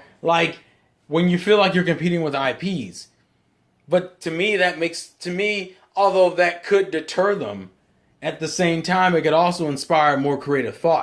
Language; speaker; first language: English; native; English